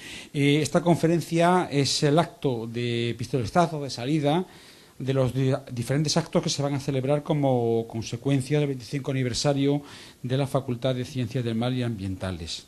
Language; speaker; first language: Spanish; native; Spanish